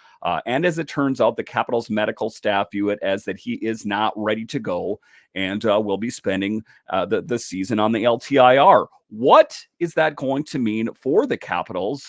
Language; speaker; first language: English; native; English